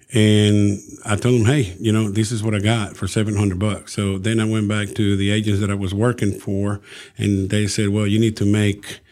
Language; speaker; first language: English; early bilingual, other home language; Spanish